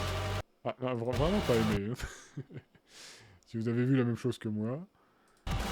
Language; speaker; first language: French; native; French